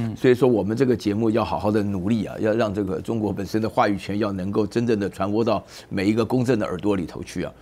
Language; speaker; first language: Chinese; native; Chinese